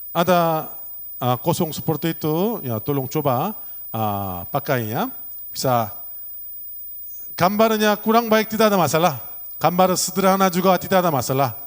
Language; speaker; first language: Indonesian; non-native, learner; Korean